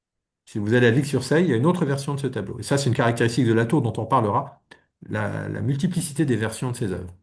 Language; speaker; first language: French; native; French